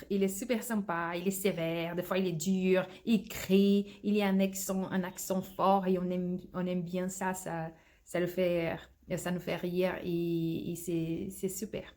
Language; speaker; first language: French; non-native, fluent; Portuguese